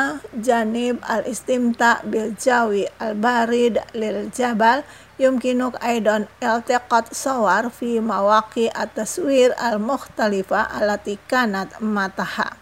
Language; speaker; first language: Arabic; non-native, fluent; Indonesian